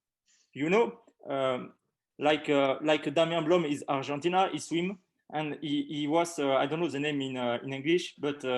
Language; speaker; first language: English; non-native, learner; French